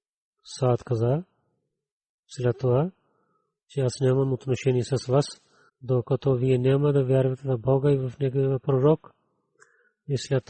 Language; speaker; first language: Bulgarian; non-native, learner; Urdu